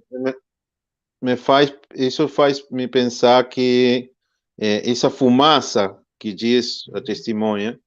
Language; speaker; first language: Portuguese; non-native, fluent; Spanish